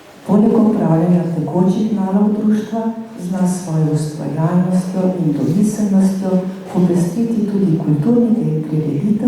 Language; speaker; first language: Slovenian; native; Slovenian